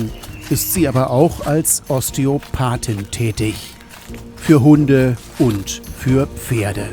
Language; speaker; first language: German; native; German